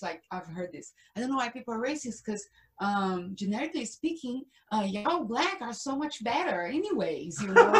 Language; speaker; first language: English; non-native, fluent; Portuguese